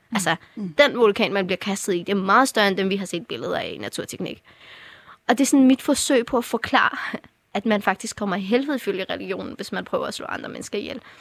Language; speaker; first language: Danish; early bilingual, other home language; Persian